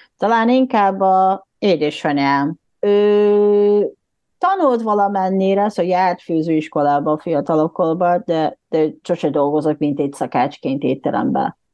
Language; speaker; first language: Hungarian; non-native, fluent; Japanese